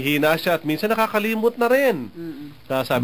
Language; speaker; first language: Filipino; native; Filipino